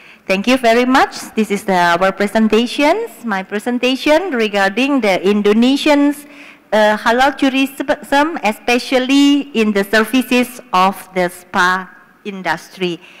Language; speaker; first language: English; non-native, fluent; Indonesian